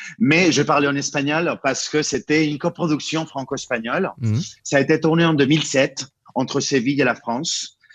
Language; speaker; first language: French; non-native, fluent; Spanish